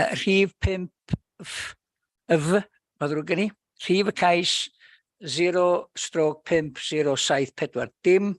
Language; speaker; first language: Welsh; native; Welsh